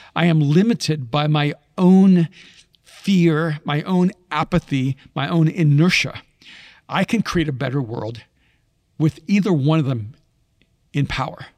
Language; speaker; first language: English; early bilingual, other home language; Spanish